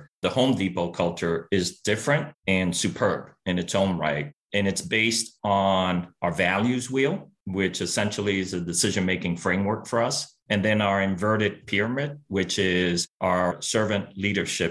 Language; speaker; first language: English; early bilingual, other home language; Spanish